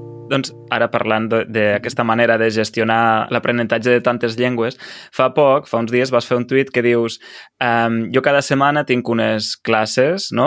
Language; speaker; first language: Catalan; native; Catalan